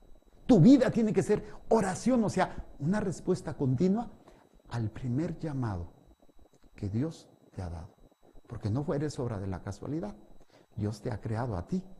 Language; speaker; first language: Spanish; native; Spanish